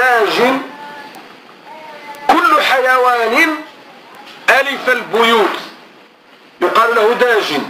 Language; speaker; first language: Arabic; native; Arabic